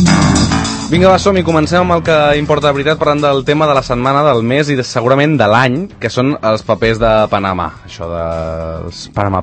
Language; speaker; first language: Catalan; native; Catalan